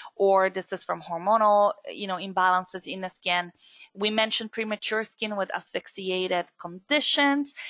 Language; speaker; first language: English; non-native, fluent; Polish